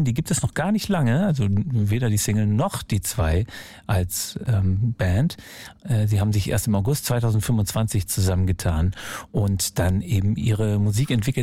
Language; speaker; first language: German; native; German